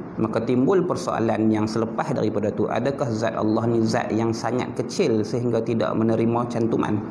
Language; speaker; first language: Malay; native; Malay